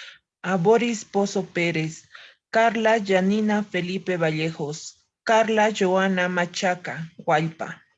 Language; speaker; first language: Spanish; native; Spanish